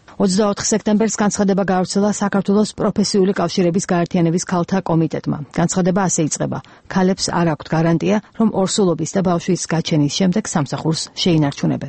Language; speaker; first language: Georgian; native; Georgian